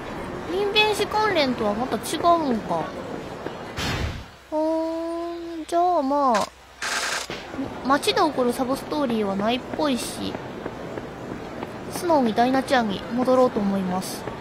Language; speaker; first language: Japanese; native; Japanese